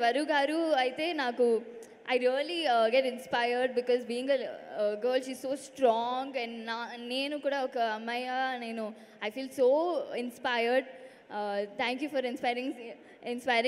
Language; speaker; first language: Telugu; non-native, learner; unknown